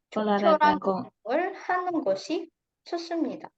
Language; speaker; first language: Korean; non-native, fluent; Indonesian